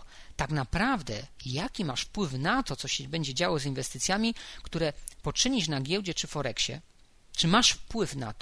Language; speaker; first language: Polish; native; Polish